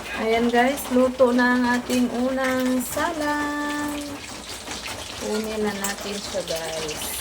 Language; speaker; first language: Filipino; non-native, local second language; Cebuano